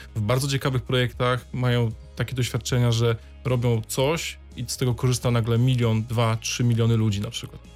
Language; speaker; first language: Polish; native; Polish